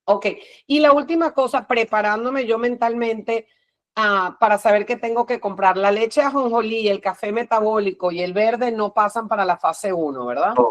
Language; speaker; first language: Spanish; native; Spanish